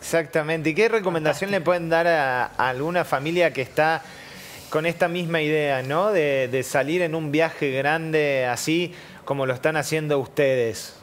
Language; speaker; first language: Spanish; native; Spanish